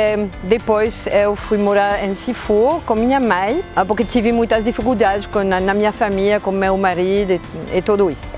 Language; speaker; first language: Portuguese; non-native, fluent; French